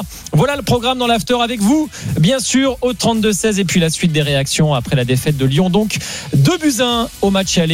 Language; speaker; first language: French; native; French